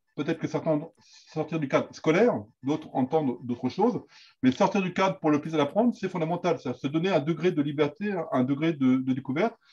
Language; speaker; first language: French; native; French